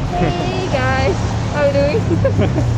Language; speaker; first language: English; non-native, learner; Russian